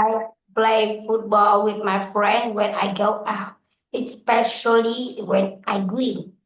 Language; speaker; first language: English; non-native, learner; Vietnamese